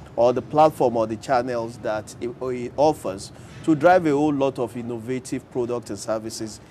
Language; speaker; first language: English; non-native, local second language; Yoruba